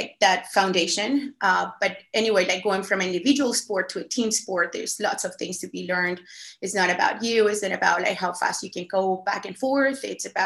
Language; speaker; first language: English; non-native, fluent; Spanish